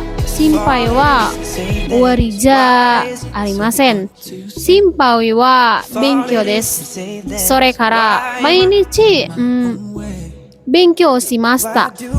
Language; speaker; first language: Japanese; non-native, learner; Indonesian